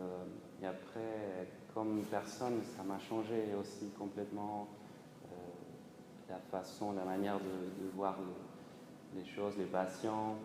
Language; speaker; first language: French; non-native, fluent; Spanish